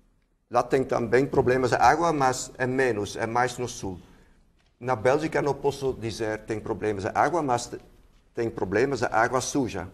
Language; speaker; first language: Portuguese; non-native, fluent; Dutch